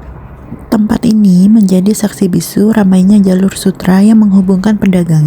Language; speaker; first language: Indonesian; native; Indonesian